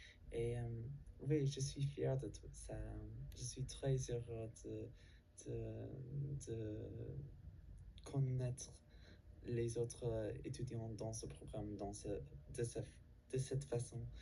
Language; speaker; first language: French; non-native, learner; English